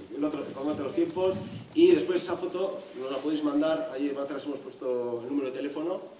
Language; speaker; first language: Spanish; native; Spanish